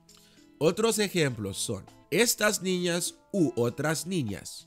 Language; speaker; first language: Spanish; non-native, fluent; Dutch